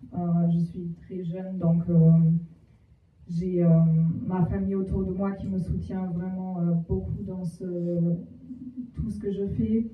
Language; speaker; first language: French; non-native, fluent; German